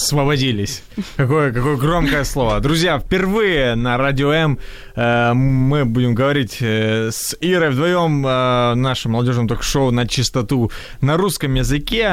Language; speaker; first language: Russian; non-native, local second language; Ukrainian